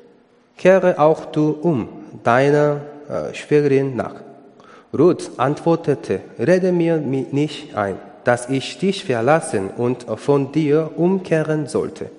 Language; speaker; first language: German; non-native, learner; Korean